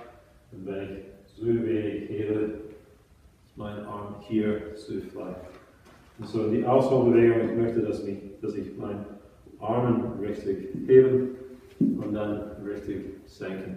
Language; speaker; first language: German; non-native, fluent; English